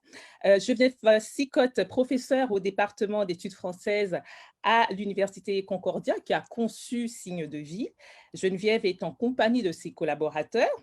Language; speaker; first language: French; native; French